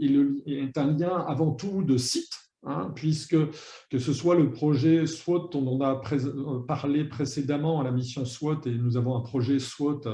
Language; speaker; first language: French; native; French